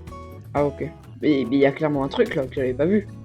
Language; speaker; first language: French; native; French